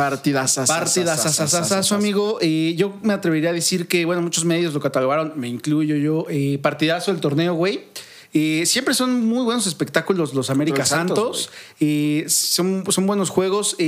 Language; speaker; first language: Spanish; native; Spanish